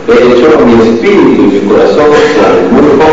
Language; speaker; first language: Spanish; native; Spanish